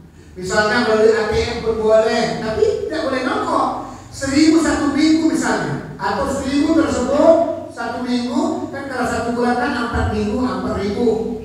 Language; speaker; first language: Indonesian; native; Indonesian